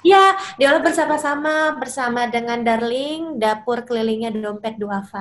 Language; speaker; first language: Indonesian; native; Indonesian